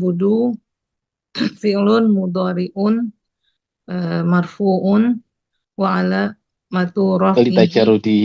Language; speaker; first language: Arabic; non-native, learner; Indonesian